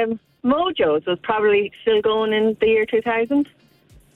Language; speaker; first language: English; native; English